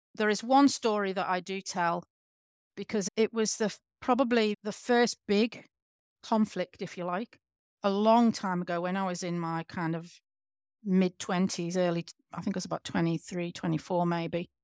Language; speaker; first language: English; native; English